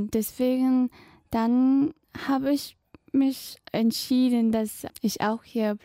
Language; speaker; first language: German; non-native, fluent; Tibetan